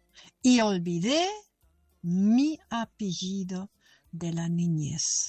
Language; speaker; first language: Spanish; non-native, fluent; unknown